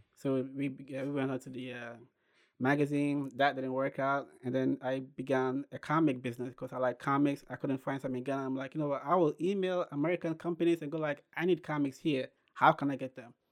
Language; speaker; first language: English; non-native, local second language; Akan